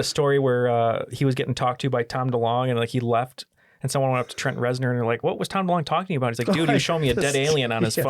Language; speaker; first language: English; native; English